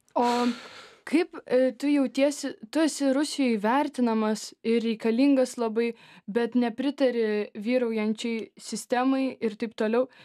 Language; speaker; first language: Lithuanian; non-native, local second language; Russian